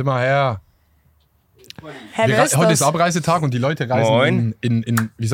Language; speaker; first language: German; native; German